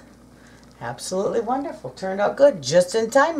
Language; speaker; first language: English; native; English